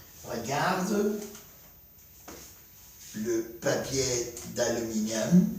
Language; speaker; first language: French; non-native, fluent; Spanish